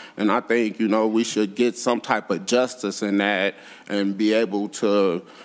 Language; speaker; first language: English; native; English